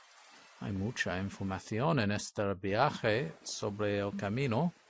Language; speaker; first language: Spanish; non-native, learner; English